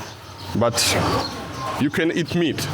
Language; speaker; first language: English; non-native, learner; Russian